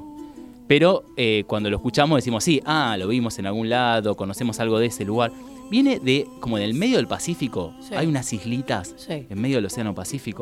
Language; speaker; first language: Spanish; native; Spanish